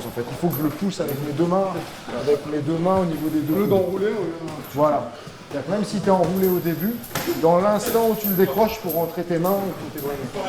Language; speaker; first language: French; native; French